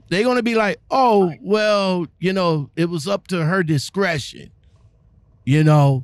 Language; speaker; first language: English; native; English